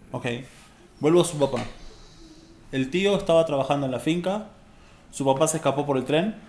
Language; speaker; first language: Spanish; native; Spanish